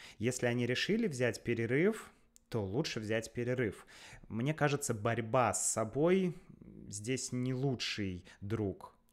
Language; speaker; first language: Russian; native; Russian